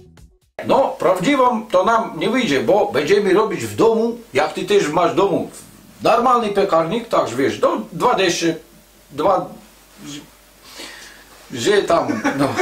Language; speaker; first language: Polish; non-native, learner; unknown